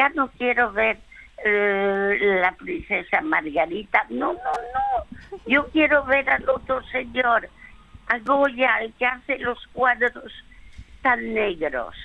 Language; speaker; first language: Spanish; early bilingual, other home language; French